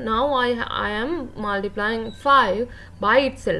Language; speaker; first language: English; non-native, local second language; Sinhala